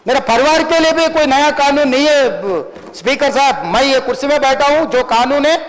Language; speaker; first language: Hindi; non-native, local second language; Telugu